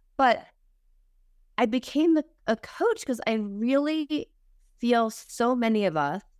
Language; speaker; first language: English; native; English